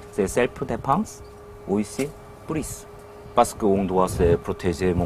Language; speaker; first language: French; non-native, learner; Korean